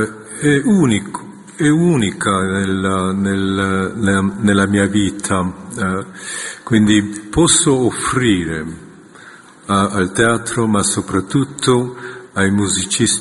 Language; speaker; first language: Italian; non-native, fluent; Korean